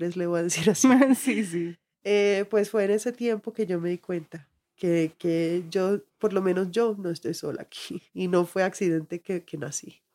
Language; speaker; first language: Spanish; early bilingual, heritage; Spanish